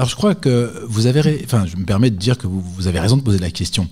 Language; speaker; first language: French; native; French